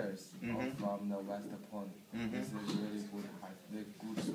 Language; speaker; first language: English; non-native, learner; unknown